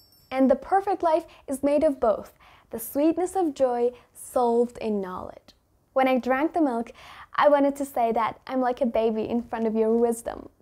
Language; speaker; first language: English; non-native, fluent; Persian